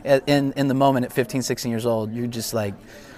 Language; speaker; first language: English; native; English